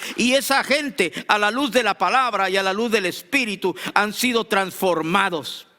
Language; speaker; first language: Spanish; native; Spanish